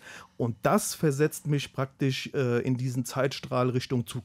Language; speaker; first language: German; native; German